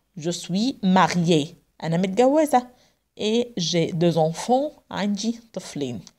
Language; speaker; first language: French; non-native, fluent; Arabic